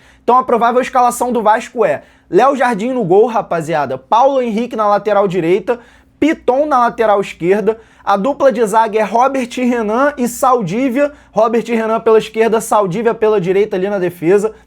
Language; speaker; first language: Portuguese; native; Portuguese